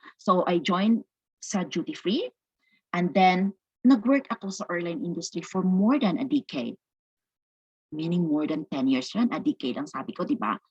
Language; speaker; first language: Filipino; non-native, local second language; Cebuano